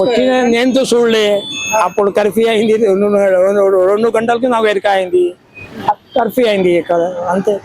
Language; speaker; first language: Telugu; non-native, local second language; Urdu